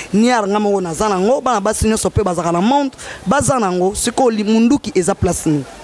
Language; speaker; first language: Lingala; non-native, local second language; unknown